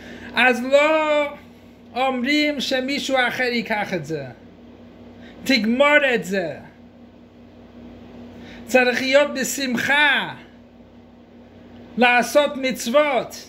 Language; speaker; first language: Hebrew; non-native, fluent; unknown